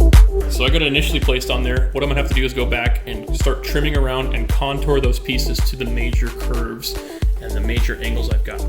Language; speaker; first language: English; native; English